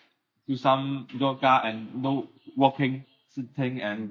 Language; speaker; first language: English; non-native, learner; Chinese